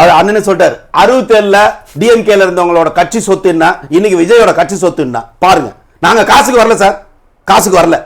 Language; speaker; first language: Tamil; native; Tamil